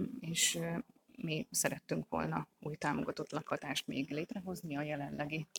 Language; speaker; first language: Hungarian; native; Hungarian